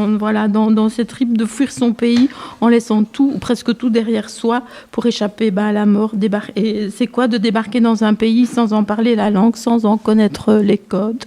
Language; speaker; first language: French; native; French